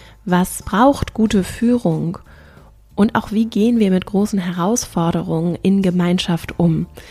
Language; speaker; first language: German; native; German